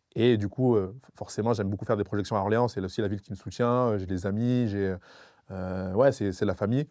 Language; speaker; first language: French; non-native, local second language; Sango